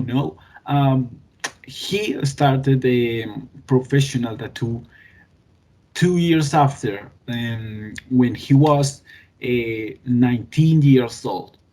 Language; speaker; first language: English; non-native, learner; Spanish